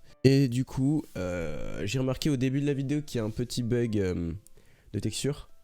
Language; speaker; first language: French; native; French